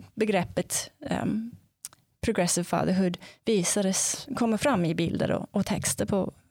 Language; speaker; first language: Swedish; non-native, fluent; English